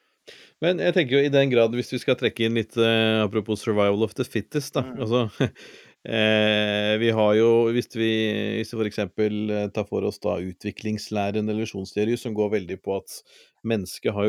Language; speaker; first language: Norwegian; native; Norwegian